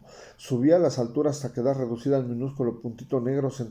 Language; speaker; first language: Spanish; native; Spanish